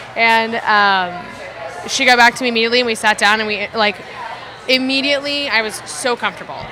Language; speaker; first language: English; native; English